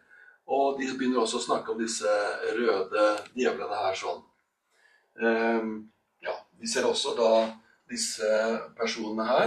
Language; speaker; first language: Norwegian; native; Norwegian